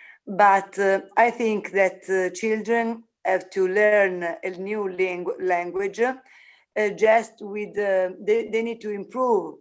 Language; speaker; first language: English; non-native, learner; Italian